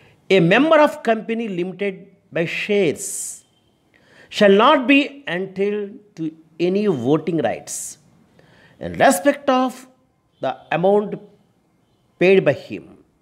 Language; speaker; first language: English; non-native, local second language; Telugu